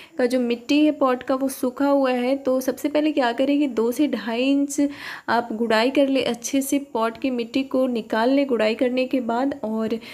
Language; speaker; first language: Hindi; native; Hindi